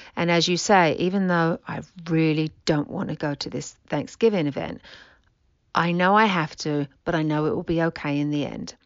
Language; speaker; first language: English; native; English